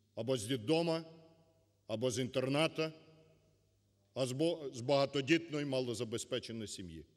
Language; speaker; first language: Ukrainian; native; Ukrainian